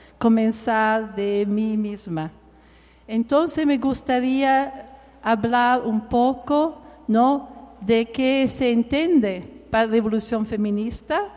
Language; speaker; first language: Spanish; non-native, fluent; Italian